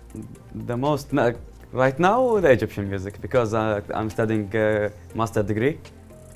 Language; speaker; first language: English; non-native, learner; Arabic